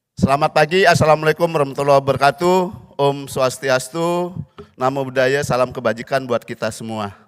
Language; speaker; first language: Indonesian; non-native, local second language; Balinese